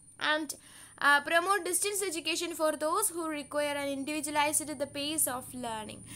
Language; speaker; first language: English; non-native, local second language; Malayalam